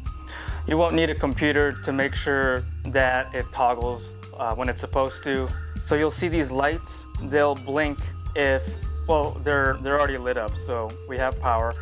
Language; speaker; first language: English; native; English